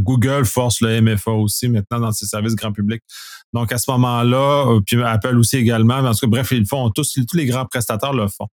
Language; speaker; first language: French; native; French